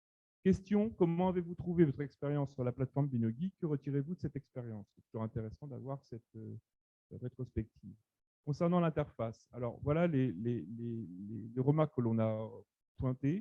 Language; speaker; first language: French; native; French